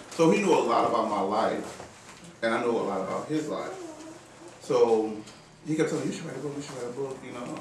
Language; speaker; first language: English; native; English